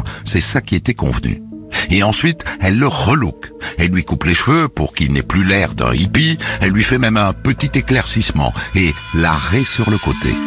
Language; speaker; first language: French; native; French